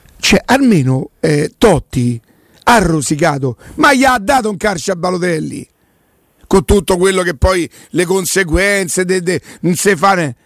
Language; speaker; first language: Italian; native; Italian